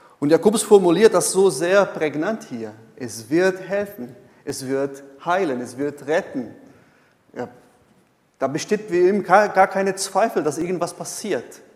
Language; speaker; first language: German; non-native, fluent; Portuguese